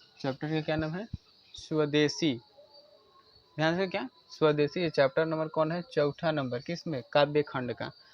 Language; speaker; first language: Hindi; native; Hindi